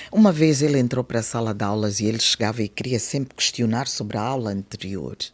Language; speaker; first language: Portuguese; native; Portuguese